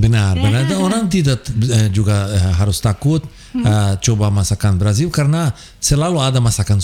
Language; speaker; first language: Indonesian; non-native, fluent; Portuguese